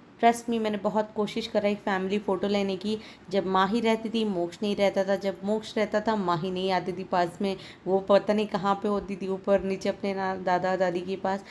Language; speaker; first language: Hindi; non-native, local second language; Odia